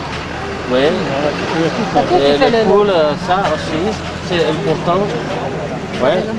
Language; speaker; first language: French; non-native, learner; Indonesian